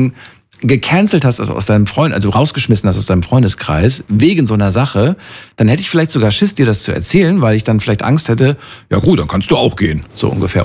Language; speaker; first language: German; native; German